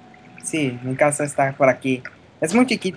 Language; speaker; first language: Spanish; early bilingual, heritage; Spanish